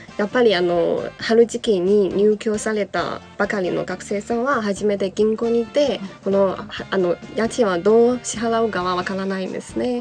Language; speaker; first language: Japanese; non-native, fluent; Chinese